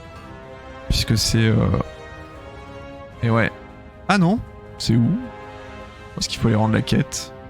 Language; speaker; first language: French; native; French